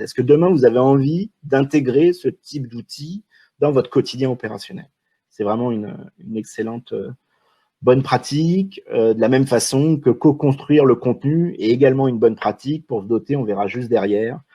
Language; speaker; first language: French; native; French